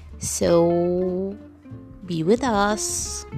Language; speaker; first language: English; non-native, learner; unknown